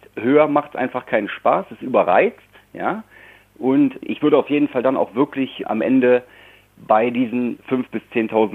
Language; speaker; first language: German; native; German